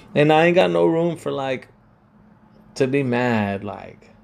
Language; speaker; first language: English; early bilingual, other home language; Spanish